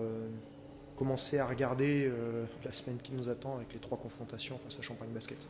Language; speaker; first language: French; native; French